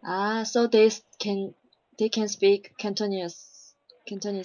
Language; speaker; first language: English; non-native, learner; Chinese